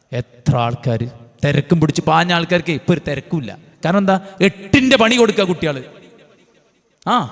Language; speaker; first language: Malayalam; native; Malayalam